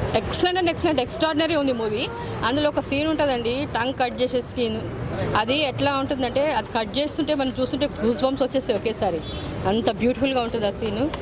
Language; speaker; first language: Telugu; native; Telugu